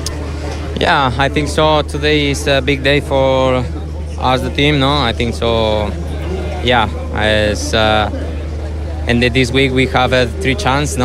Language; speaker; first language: English; non-native, learner; Spanish